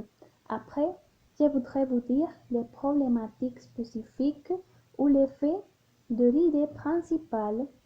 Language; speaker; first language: French; non-native, learner; Spanish